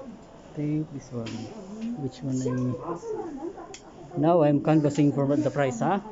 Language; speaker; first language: English; non-native, learner; Filipino